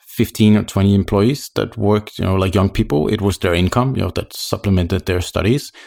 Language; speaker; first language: English; non-native, fluent; Danish